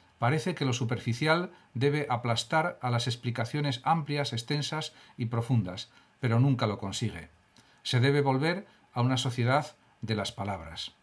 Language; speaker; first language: Spanish; native; Spanish